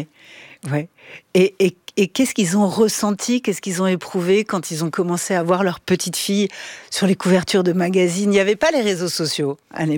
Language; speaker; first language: French; native; French